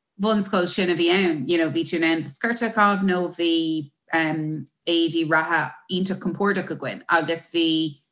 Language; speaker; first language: Irish; non-native, local second language; English